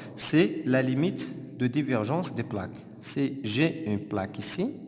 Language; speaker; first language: French; non-native, local second language; Arabic